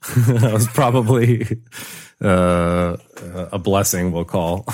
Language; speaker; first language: English; native; English